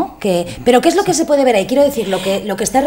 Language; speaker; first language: Spanish; native; Spanish